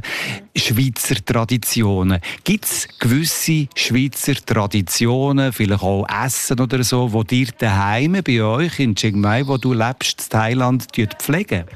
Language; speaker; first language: German; native; German